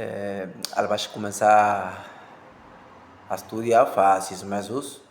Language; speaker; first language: Catalan; non-native, learner; Spanish